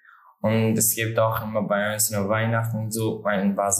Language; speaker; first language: German; non-native, learner; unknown